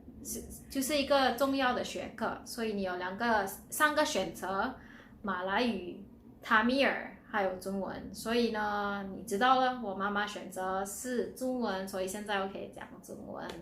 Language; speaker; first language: Chinese; non-native, local second language; Filipino